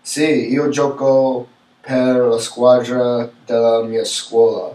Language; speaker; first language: Italian; non-native, learner; English